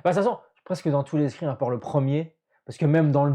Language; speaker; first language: French; native; French